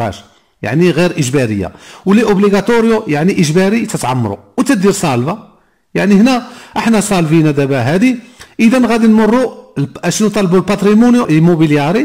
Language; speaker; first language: Arabic; native; Arabic